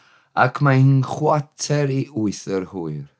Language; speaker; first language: Welsh; non-native, learner; English